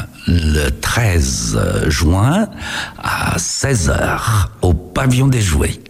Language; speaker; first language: French; non-native, fluent; Chinese